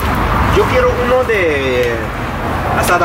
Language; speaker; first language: Spanish; non-native, learner; Arabic